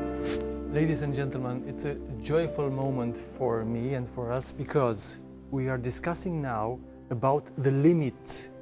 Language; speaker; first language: English; non-native, fluent; Romanian